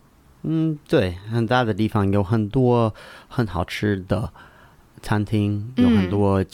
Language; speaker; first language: Chinese; non-native, learner; English